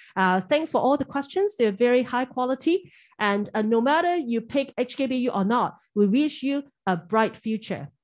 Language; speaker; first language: English; non-native, local second language; Cantonese